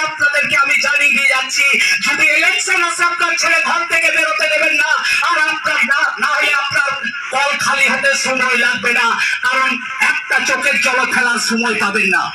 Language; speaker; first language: Bangla; non-native, local second language; Santali